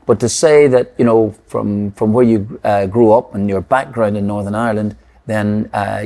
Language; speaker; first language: English; native; English